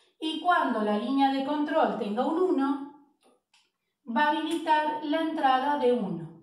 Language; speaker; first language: Spanish; native; Spanish